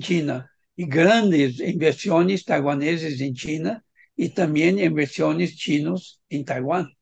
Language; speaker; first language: Spanish; non-native, fluent; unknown